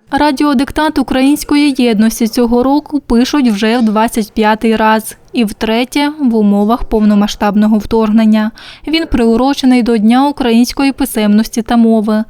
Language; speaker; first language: Ukrainian; native; Ukrainian